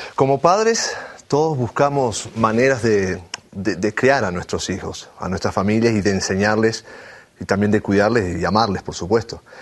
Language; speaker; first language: Spanish; native; Spanish